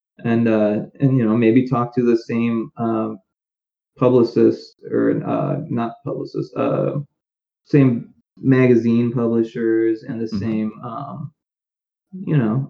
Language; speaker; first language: English; native; English